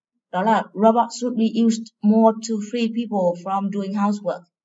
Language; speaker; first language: English; non-native, fluent; Vietnamese